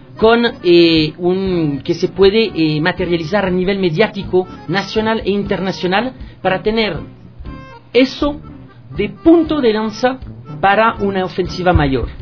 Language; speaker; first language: Spanish; non-native, fluent; French